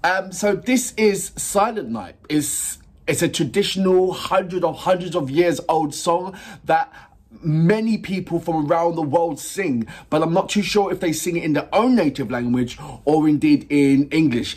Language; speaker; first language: English; native; English